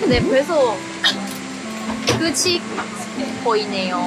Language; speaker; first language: Korean; non-native, fluent; Chinese